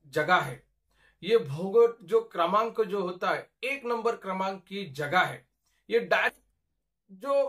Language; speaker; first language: Hindi; non-native, local second language; Marathi